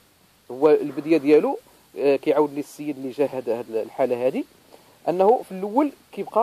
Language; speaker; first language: Arabic; native; Arabic